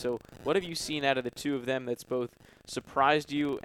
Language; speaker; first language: English; native; English